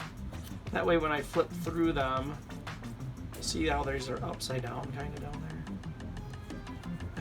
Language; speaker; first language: English; native; English